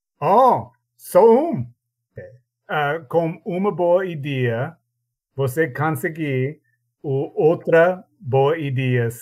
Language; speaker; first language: Portuguese; non-native, learner; English